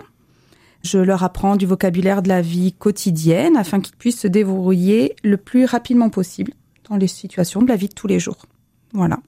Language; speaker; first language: French; native; French